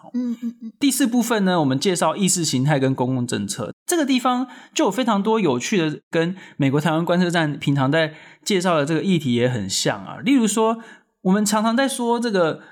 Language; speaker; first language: Chinese; native; Chinese